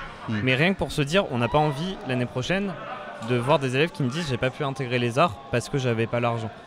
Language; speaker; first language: French; native; French